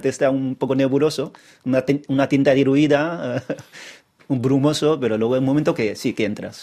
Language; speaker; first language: Spanish; early bilingual, other home language; Chinese